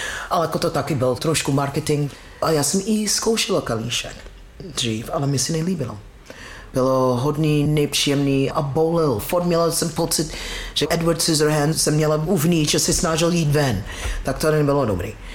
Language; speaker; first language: Czech; non-native, fluent; English